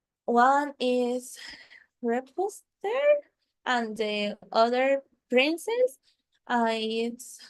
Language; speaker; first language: English; non-native, learner; Spanish